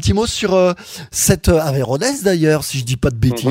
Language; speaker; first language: French; native; French